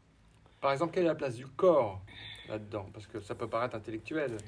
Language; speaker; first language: French; native; French